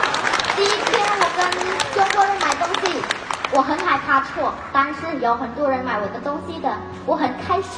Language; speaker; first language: Chinese; non-native, learner; Khmer